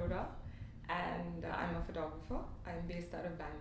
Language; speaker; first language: English; non-native, local second language; Hindi